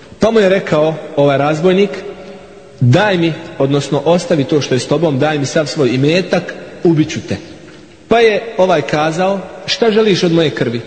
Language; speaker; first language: Bosnian; non-native, fluent; Arabic